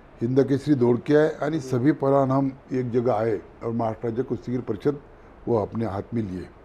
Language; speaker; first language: Hindi; non-native, local second language; Marathi